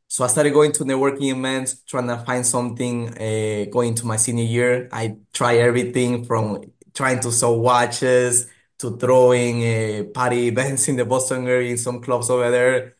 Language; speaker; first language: English; native; English